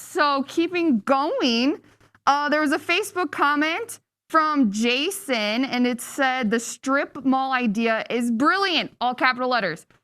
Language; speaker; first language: English; native; English